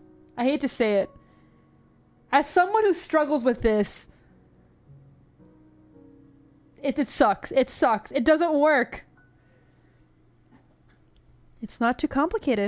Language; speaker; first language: English; native; English